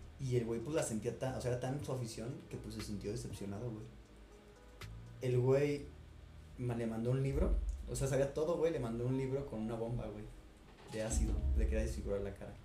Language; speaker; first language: Spanish; native; Spanish